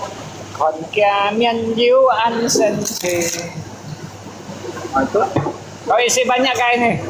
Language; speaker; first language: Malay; non-native, local second language; Hakka Chinese